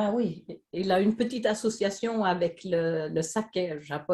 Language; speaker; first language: French; non-native, fluent; Swedish